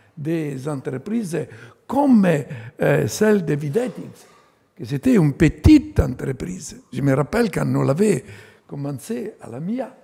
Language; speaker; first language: French; non-native, fluent; Italian